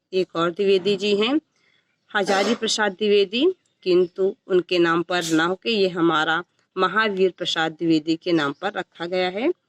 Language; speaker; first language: Hindi; native; Hindi